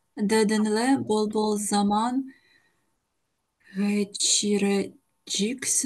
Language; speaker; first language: Turkish; non-native, fluent; Ukrainian